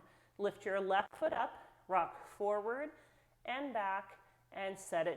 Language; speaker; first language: English; native; English